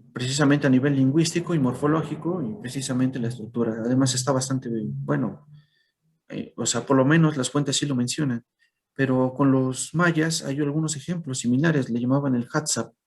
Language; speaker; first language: Spanish; native; Spanish